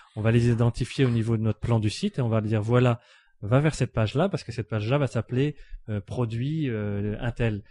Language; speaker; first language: French; native; French